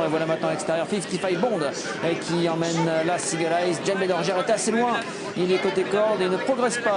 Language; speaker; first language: French; native; French